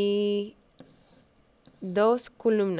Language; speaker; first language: Spanish; early bilingual, heritage; Spanish